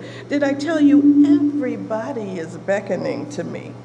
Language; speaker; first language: English; native; English